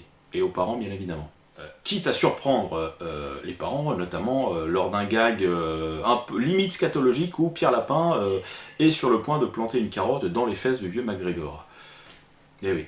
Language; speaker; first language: French; native; French